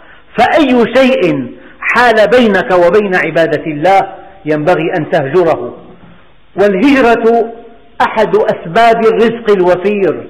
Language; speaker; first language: Arabic; native; Arabic